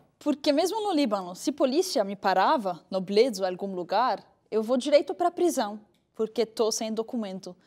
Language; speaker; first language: Portuguese; non-native, fluent; Arabic